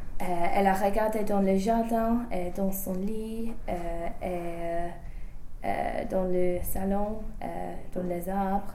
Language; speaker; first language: French; non-native, learner; English